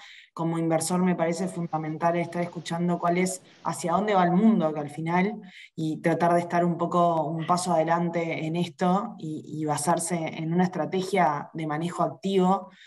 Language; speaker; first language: Spanish; native; Spanish